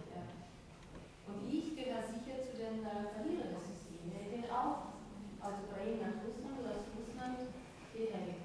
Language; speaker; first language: German; non-native, fluent; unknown